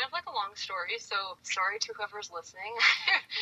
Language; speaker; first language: English; native; English